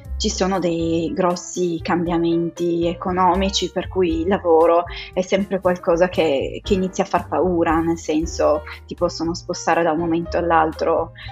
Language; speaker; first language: Italian; native; Italian